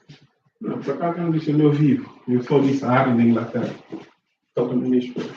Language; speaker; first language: Portuguese; non-native, learner; English